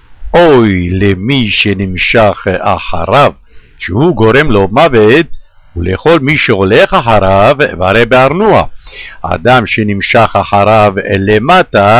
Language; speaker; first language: Hebrew; native; Hebrew